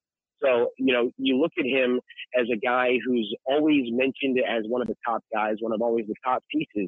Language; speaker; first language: English; native; English